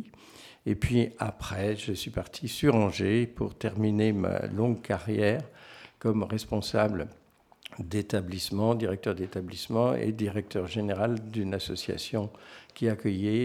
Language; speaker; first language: French; native; French